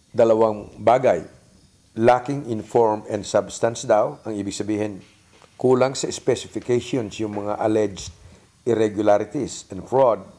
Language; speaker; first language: Filipino; native; Filipino